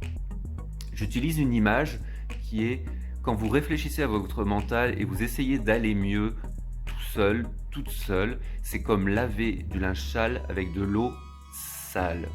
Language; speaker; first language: French; native; French